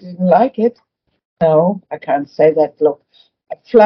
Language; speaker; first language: English; non-native, fluent; German